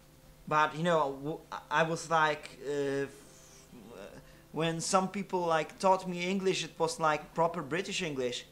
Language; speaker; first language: English; non-native, fluent; Polish